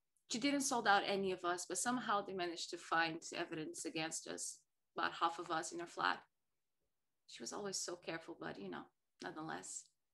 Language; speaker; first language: English; non-native, fluent; Portuguese